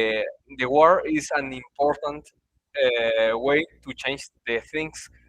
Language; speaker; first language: English; non-native, learner; Spanish